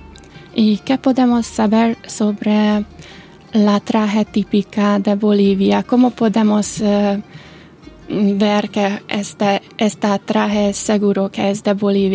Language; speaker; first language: Spanish; non-native, learner; Hungarian